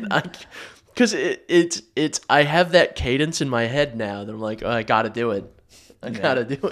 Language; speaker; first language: English; native; English